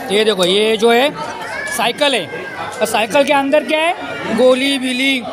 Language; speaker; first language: Hindi; non-native, local second language; Marathi